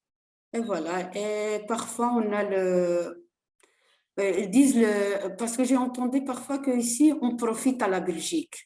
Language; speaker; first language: French; non-native, learner; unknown